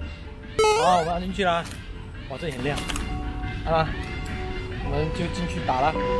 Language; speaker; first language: Chinese; native; Chinese